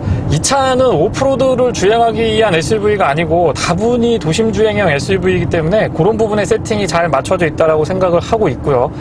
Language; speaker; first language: Korean; native; Korean